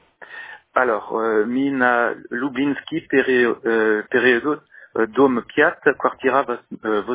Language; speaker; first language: Russian; non-native, learner; French